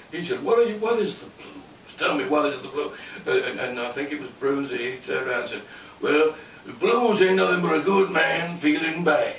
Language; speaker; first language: English; native; English